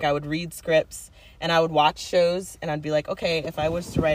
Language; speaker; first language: English; native; English